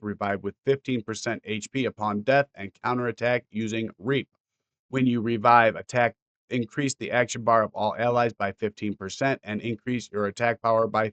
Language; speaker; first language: English; native; English